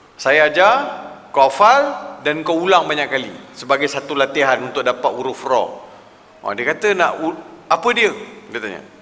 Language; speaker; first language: Malay; non-native, local second language; Tamil